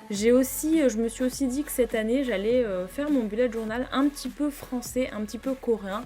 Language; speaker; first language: French; native; French